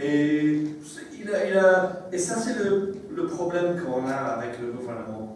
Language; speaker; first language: French; non-native, learner; English